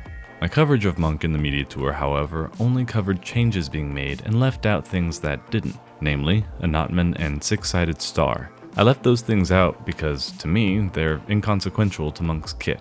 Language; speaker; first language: English; native; English